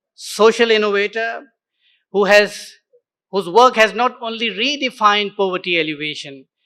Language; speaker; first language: English; non-native, local second language; Urdu